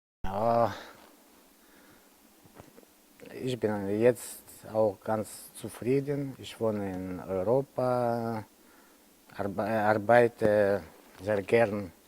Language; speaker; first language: German; non-native, learner; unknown